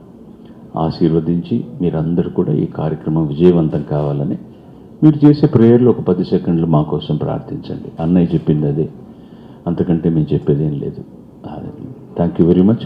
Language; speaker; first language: Telugu; native; Telugu